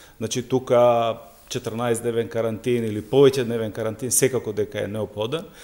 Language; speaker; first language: Macedonian; non-native, local second language; Albanian